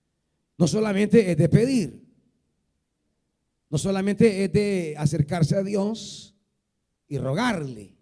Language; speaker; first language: Spanish; native; Spanish